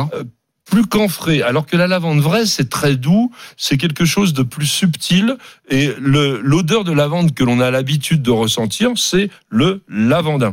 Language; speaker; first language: French; native; French